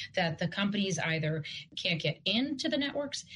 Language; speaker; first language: English; non-native, fluent; Russian